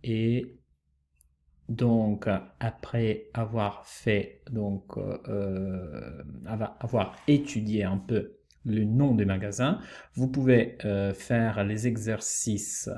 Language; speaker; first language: French; non-native, fluent; Italian